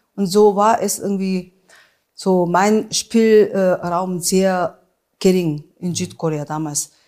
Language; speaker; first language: German; non-native, fluent; Korean